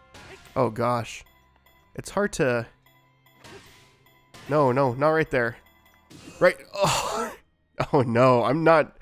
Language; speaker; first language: English; native; English